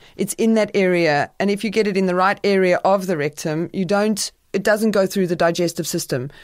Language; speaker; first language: English; native; English